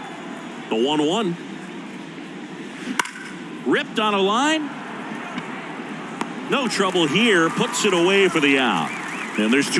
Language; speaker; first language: English; native; English